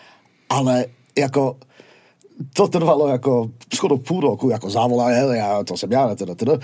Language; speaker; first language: Czech; non-native, fluent; English